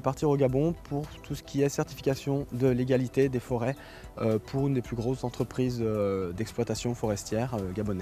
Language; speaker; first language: French; native; French